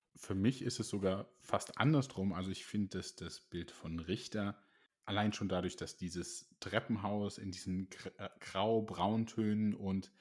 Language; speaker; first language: German; native; German